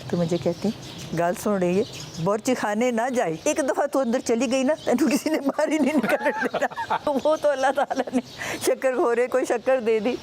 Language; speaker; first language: Urdu; non-native, local second language; Punjabi